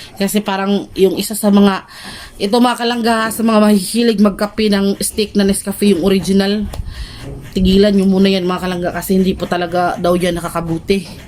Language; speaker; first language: Filipino; non-native, local second language; Cebuano